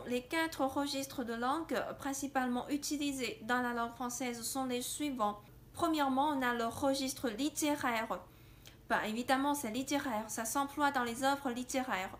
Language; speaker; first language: French; non-native, fluent; Chinese